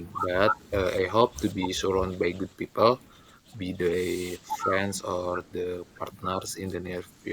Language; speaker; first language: English; non-native, learner; Indonesian